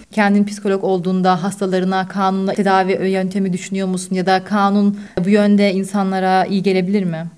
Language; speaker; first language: Turkish; early bilingual, heritage; Turkish